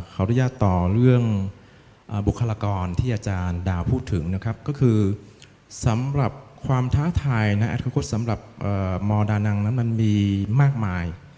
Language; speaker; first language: Thai; non-native, fluent; Vietnamese